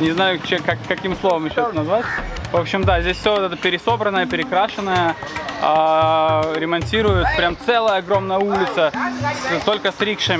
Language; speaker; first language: Russian; native; Russian